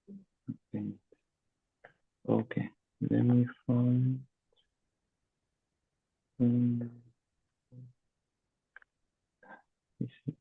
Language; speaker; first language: English; non-native, learner; Portuguese